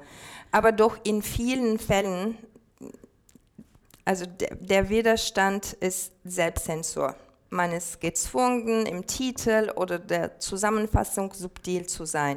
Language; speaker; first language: German; non-native, fluent; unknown